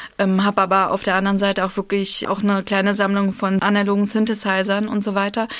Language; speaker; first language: German; early bilingual, other home language; Russian